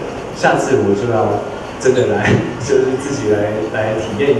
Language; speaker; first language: Chinese; native; Chinese